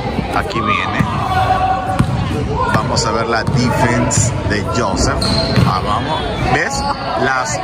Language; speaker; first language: Spanish; native; Spanish